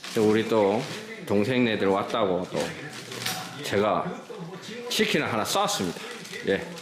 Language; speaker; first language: Korean; native; Korean